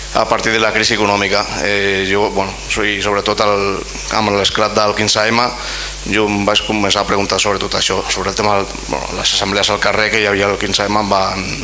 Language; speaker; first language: Catalan; non-native, local second language; Spanish